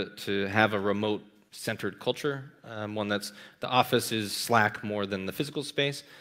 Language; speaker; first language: English; native; English